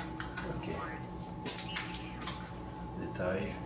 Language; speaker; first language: French; native; French